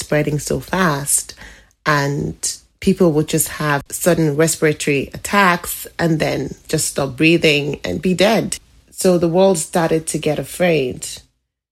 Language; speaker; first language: English; non-native, local second language; Igbo